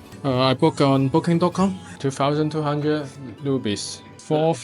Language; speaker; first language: English; non-native, learner; Chinese